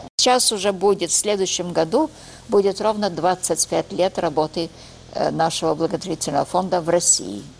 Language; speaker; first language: Russian; early bilingual, heritage; Russian